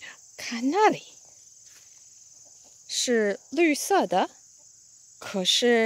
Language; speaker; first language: Chinese; non-native, fluent; English